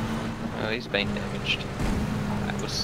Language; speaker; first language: English; native; English